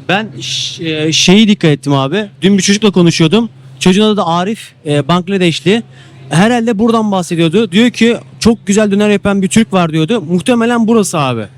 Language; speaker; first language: Turkish; native; Turkish